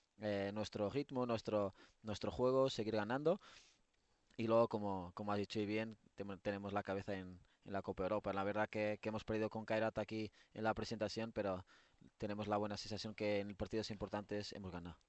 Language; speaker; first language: Spanish; non-native, fluent; Portuguese